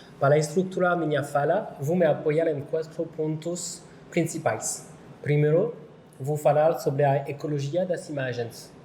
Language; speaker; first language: Portuguese; non-native, learner; French